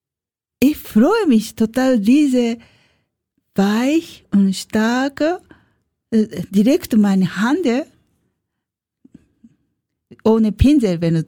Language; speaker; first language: German; non-native, learner; Japanese